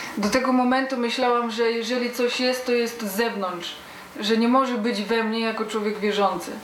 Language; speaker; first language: Polish; early bilingual, heritage; Polish